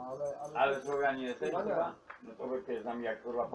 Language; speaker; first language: Polish; native; Polish